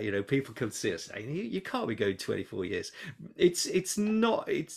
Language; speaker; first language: English; native; English